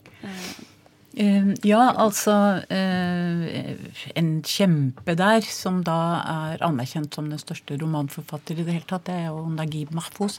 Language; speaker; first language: Norwegian; native; Norwegian